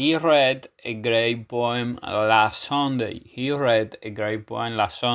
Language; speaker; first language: English; non-native, fluent; Spanish